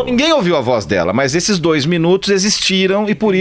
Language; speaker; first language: Portuguese; native; Portuguese